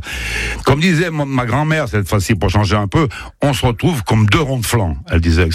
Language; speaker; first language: French; native; French